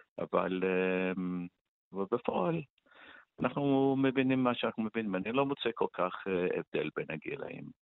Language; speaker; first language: Hebrew; non-native, fluent; English